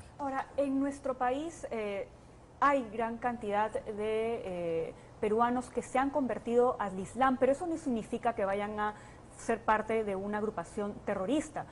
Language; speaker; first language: Spanish; native; Spanish